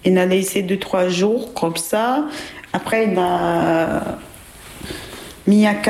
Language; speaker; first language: French; non-native, learner; Albanian